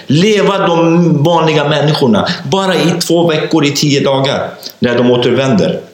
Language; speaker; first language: Swedish; non-native, fluent; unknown